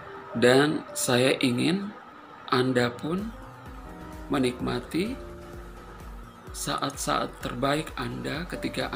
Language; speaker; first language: Indonesian; non-native, fluent; Persian